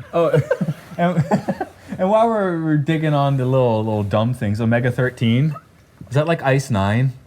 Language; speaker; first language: English; native; English